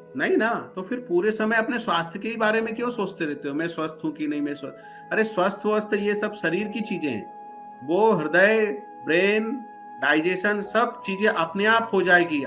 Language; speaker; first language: Hindi; non-native, local second language; Marathi